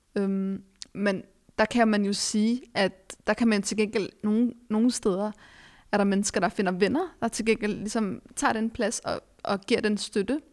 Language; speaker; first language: Danish; early bilingual, other home language; Arabic